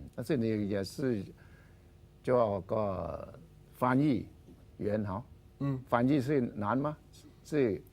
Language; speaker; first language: Chinese; non-native, fluent; Thai